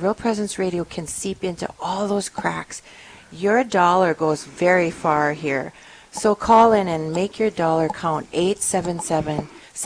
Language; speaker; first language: English; native; English